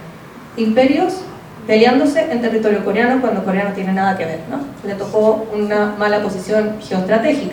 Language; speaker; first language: Spanish; native; Spanish